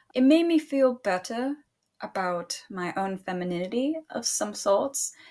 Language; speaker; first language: English; early bilingual, other home language; Spanish